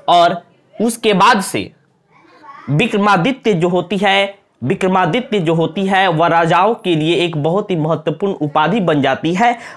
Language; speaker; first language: Hindi; native; Hindi